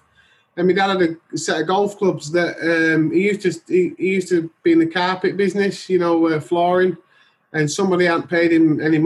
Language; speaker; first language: English; native; English